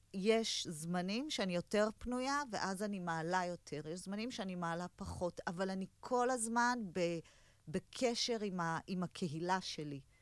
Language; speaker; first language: Hebrew; native; Hebrew